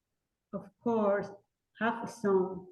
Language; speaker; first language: English; non-native, learner; Spanish